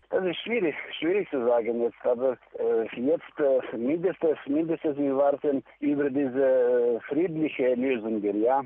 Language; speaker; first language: German; non-native, fluent; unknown